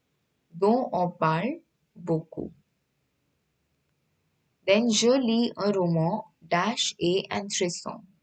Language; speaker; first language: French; non-native, fluent; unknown